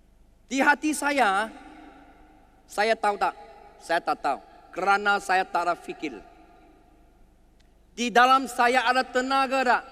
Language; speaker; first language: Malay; non-native, learner; Chinese